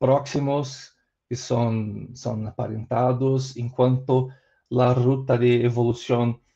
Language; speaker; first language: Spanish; non-native, learner; Portuguese